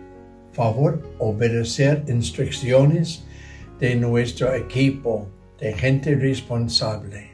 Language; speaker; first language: Spanish; non-native, learner; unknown